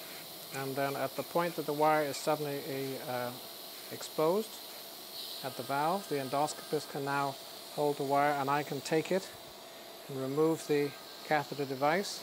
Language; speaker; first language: English; native; English